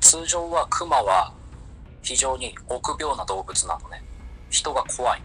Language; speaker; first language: Japanese; native; Japanese